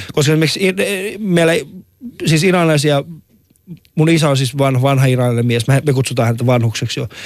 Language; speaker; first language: Finnish; non-native, fluent; Persian